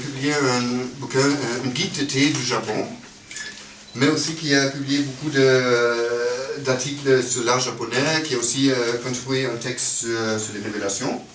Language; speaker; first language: French; non-native, fluent; German